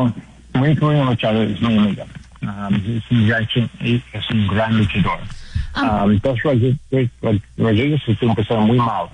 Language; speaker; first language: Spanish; non-native, learner; English